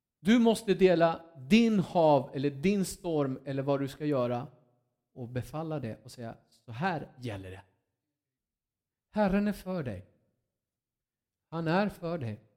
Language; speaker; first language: Swedish; non-native, fluent; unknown